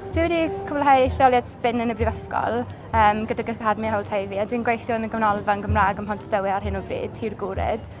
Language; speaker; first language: Welsh; non-native, local second language; English